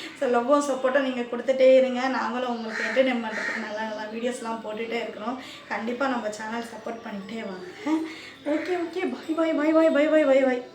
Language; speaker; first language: Tamil; native; Tamil